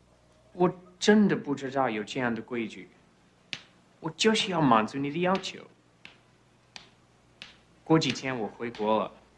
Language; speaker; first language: Chinese; non-native, fluent; English